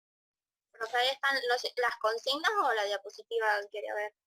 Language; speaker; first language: Spanish; native; Spanish